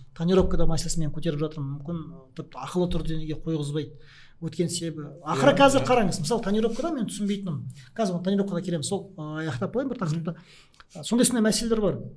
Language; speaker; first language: Kazakh; non-native, local second language; Russian